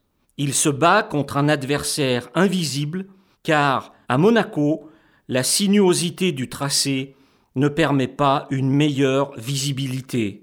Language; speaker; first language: French; native; French